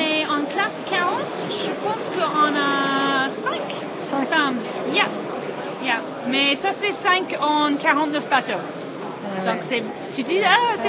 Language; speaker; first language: French; non-native, fluent; English